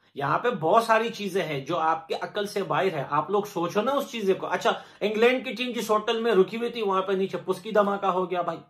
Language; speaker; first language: Hindi; native; Hindi